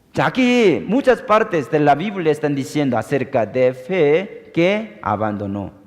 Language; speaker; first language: Spanish; non-native, fluent; Korean